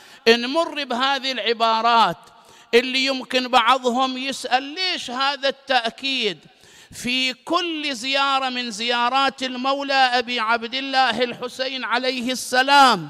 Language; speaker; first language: Arabic; native; Arabic